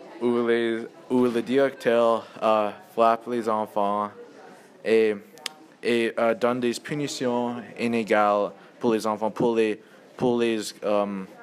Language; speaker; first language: French; non-native, learner; English